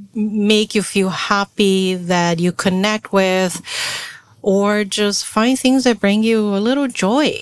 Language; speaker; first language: English; non-native, fluent; Portuguese